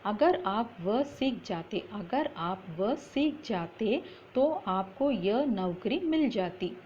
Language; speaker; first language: Hindi; non-native, local second language; Tamil